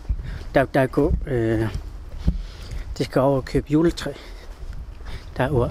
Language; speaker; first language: Danish; non-native, local second language; Kalaallisut